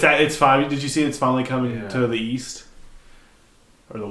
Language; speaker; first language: English; native; English